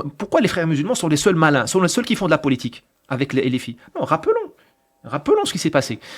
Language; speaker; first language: French; non-native, local second language; Arabic